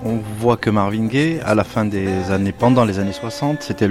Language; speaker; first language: French; native; French